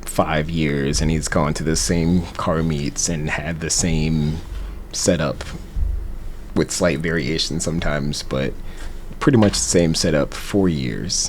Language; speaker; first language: English; native; English